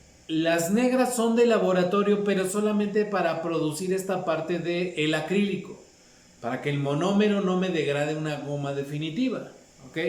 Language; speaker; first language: Spanish; native; Spanish